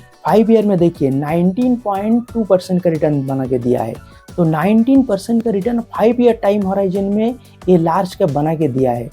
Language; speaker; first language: Hindi; non-native, local second language; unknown